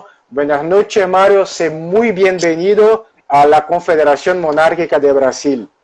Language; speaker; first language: Spanish; non-native, local second language; Portuguese